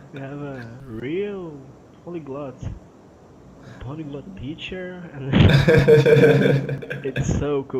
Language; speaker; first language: English; non-native, fluent; Portuguese